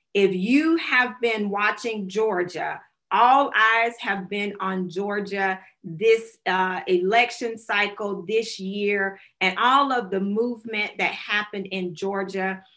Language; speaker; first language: English; native; English